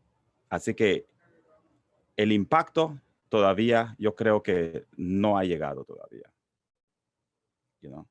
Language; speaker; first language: Spanish; non-native, local second language; English